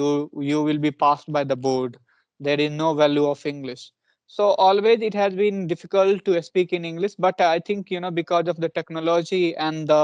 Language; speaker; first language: English; non-native, local second language; Punjabi